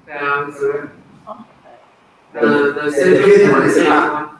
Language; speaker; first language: English; non-native, learner; Chinese